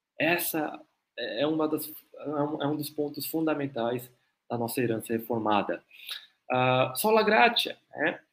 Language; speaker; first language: Portuguese; non-native, fluent; Korean